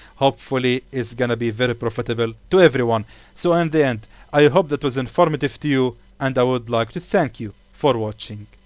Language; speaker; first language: English; non-native, fluent; Arabic